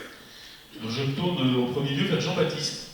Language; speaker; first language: French; native; French